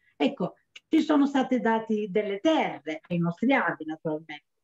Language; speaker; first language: Italian; native; Italian